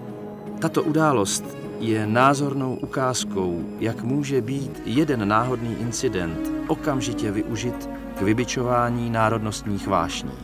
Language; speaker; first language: Czech; native; Czech